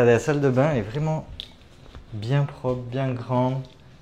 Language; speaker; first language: French; native; French